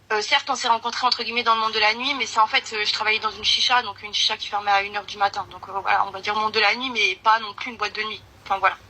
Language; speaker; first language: French; early bilingual, other home language; Arabic